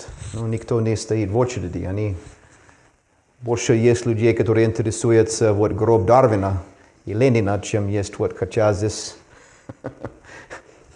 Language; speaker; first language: Russian; non-native, fluent; English